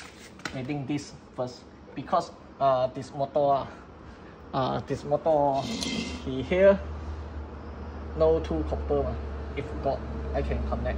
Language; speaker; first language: English; non-native, local second language; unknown